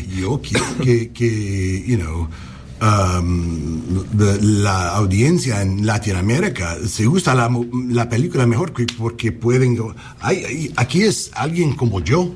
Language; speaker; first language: Spanish; early bilingual, heritage; English